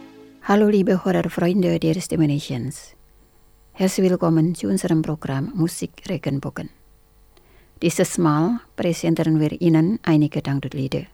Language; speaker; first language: German; non-native, fluent; Indonesian